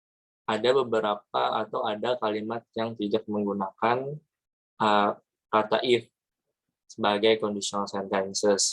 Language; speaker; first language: Indonesian; native; Indonesian